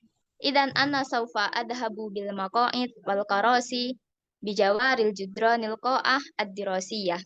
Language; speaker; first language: Arabic; non-native, learner; Indonesian